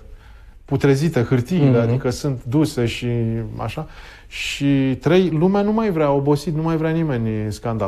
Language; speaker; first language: Romanian; native; Romanian